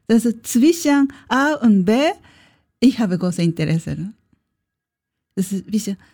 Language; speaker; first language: German; non-native, learner; Japanese